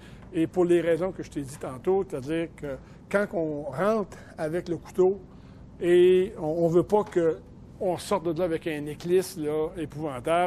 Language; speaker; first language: French; native; French